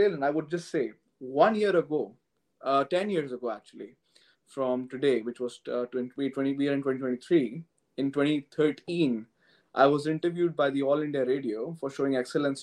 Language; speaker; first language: English; non-native, local second language; Hindi